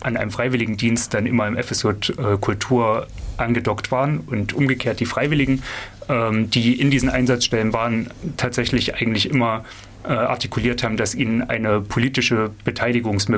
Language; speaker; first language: German; native; German